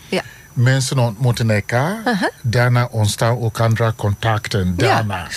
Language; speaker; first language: Dutch; non-native, learner; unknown